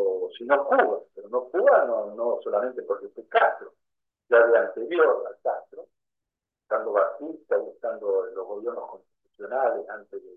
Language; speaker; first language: Spanish; native; Spanish